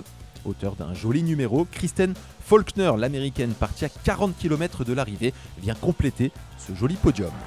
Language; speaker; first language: French; native; French